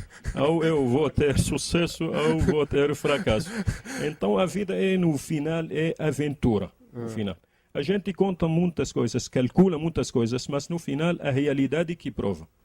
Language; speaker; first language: Portuguese; non-native, learner; Arabic